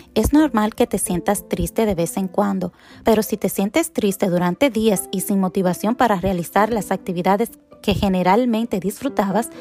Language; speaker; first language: Spanish; native; Spanish